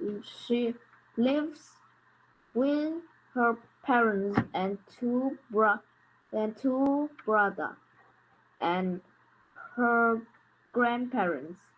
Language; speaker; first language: English; non-native, learner; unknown